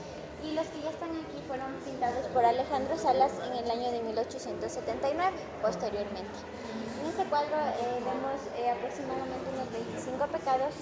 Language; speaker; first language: Spanish; native; Spanish